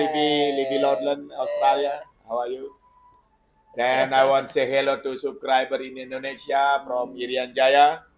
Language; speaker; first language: English; non-native, learner; Indonesian